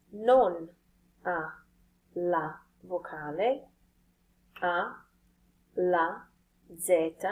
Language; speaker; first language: Italian; non-native, fluent; English